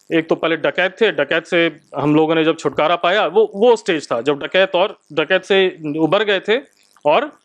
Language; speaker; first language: Hindi; native; Hindi